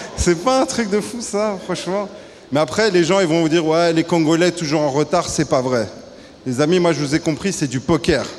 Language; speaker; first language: French; native; French